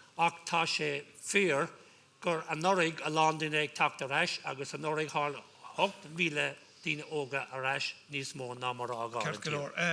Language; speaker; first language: Irish; non-native, local second language; English